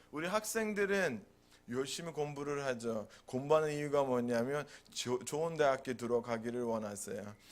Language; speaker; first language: Korean; non-native, fluent; Turkish